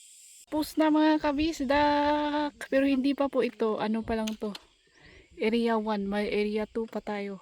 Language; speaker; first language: Filipino; non-native, local second language; Cebuano